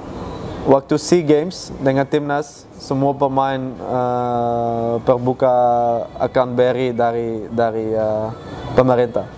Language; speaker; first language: Indonesian; non-native, fluent; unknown